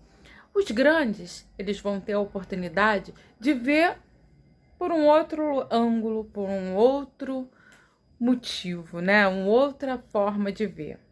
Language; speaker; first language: Portuguese; native; Portuguese